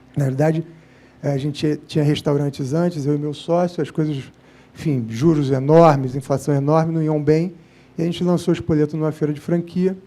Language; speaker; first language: Portuguese; native; Portuguese